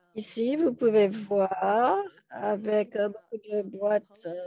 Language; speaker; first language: French; non-native, fluent; English